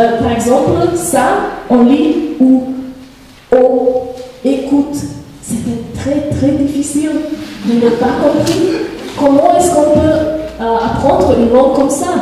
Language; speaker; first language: French; non-native, fluent; Slovak